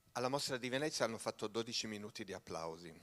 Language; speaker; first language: Italian; native; Italian